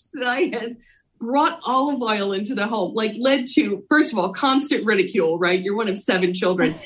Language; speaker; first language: English; native; English